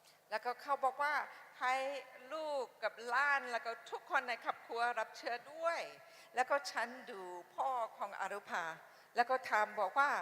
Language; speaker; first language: Thai; non-native, fluent; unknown